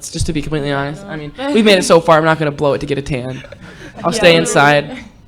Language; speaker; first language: English; native; English